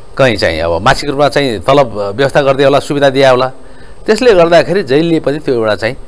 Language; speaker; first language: Nepali; native; Nepali